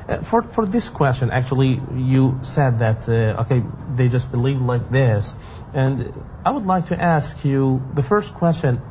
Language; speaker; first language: English; non-native, fluent; Persian